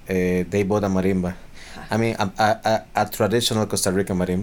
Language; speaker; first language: English; non-native, fluent; Spanish